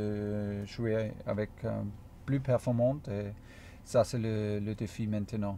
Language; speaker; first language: French; non-native, fluent; German